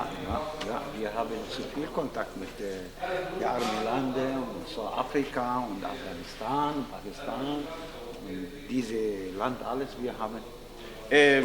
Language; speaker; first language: German; non-native, learner; Arabic